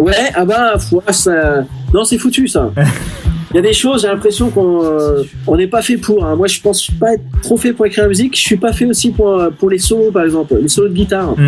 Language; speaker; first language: French; native; French